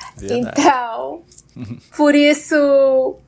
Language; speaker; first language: Portuguese; non-native, fluent; English